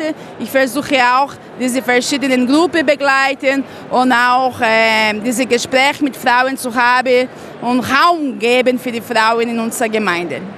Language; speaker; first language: German; non-native, fluent; Portuguese